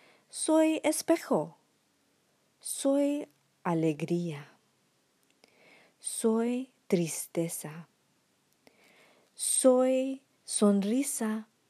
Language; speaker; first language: Spanish; early bilingual, heritage; Spanish